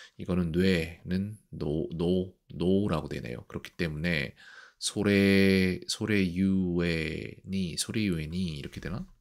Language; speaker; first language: Korean; native; Korean